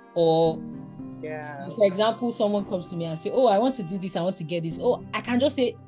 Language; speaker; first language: English; non-native, local second language; Yoruba